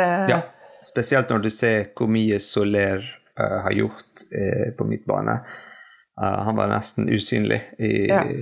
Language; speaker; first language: Norwegian; non-native, fluent; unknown